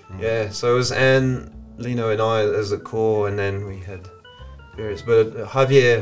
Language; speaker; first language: English; non-native, fluent; French